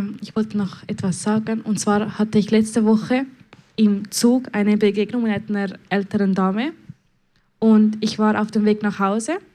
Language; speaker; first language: German; early bilingual, other home language; Spanish